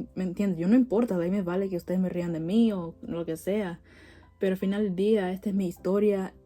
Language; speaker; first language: Spanish; early bilingual, heritage; Spanish